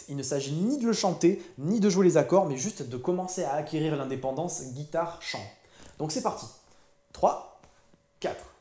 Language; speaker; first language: French; native; French